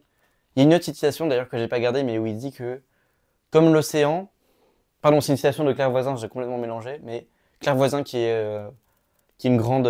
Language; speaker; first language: French; native; French